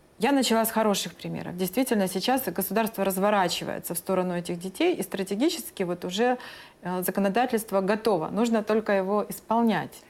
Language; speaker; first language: Russian; native; Russian